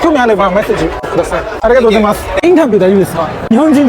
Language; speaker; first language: Japanese; non-native, learner; Chinese